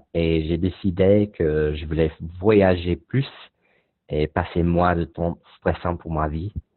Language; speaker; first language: French; non-native, learner; English